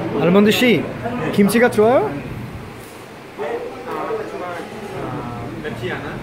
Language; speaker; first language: Korean; non-native, learner; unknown